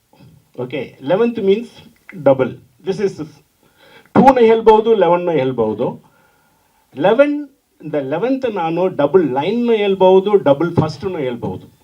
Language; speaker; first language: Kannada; non-native, fluent; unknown